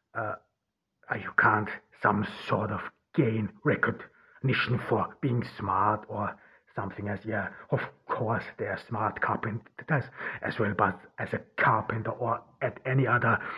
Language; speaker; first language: English; non-native, fluent; Turkish